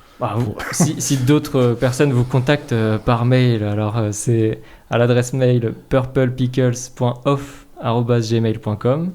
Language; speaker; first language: French; native; French